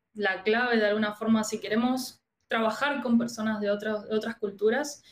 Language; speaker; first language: Spanish; native; Spanish